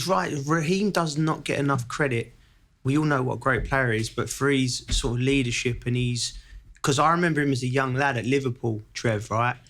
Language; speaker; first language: English; native; English